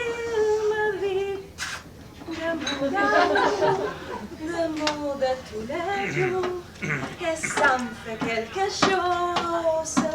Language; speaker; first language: French; non-native, fluent; Spanish